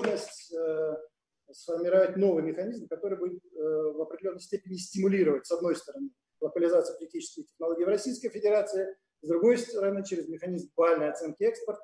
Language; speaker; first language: Russian; native; Russian